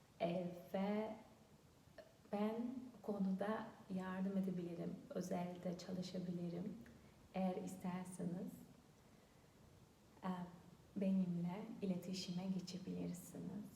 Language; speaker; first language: Turkish; non-native, fluent; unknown